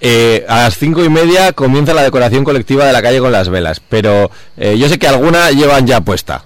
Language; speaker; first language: Spanish; native; Spanish